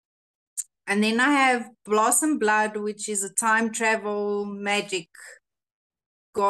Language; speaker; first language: English; non-native, local second language; Afrikaans